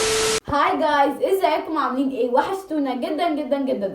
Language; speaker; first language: Arabic; native; Arabic